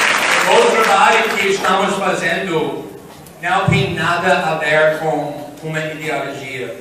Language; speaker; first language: Portuguese; non-native, fluent; English